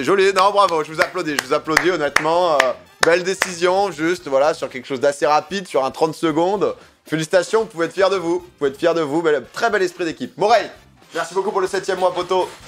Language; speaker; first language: French; native; French